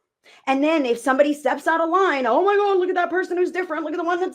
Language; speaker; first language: English; native; English